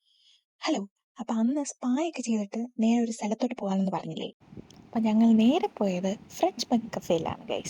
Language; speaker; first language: Malayalam; native; Malayalam